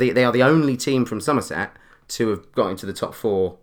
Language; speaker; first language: English; native; English